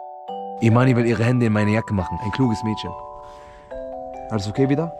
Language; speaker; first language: German; native; German